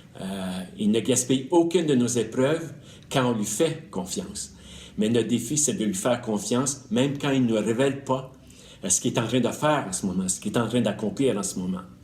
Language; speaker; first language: French; native; French